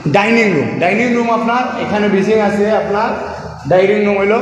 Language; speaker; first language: Bangla; native; Bangla